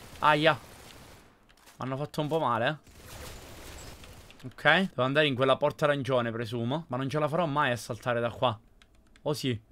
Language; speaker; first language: Italian; native; Italian